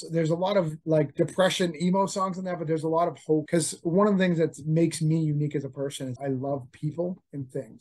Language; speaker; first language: English; native; English